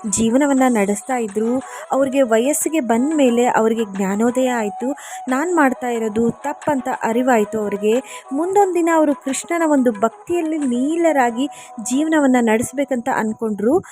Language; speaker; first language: Kannada; native; Kannada